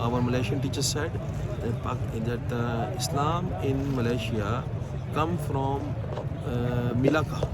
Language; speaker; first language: English; non-native, learner; Urdu